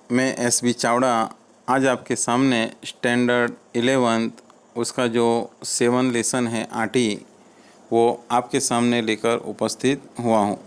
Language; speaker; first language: Hindi; non-native, local second language; Gujarati